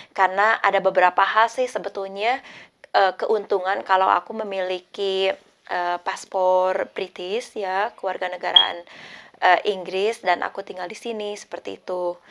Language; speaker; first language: Indonesian; native; Indonesian